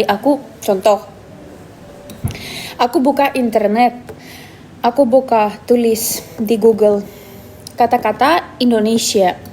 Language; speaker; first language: Indonesian; non-native, fluent; Russian